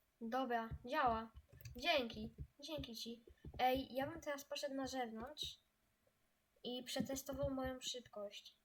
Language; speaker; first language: Polish; native; Polish